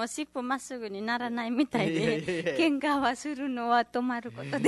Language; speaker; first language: Japanese; non-native, learner; Nepali